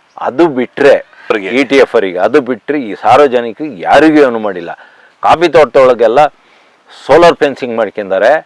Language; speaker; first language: Kannada; native; Kannada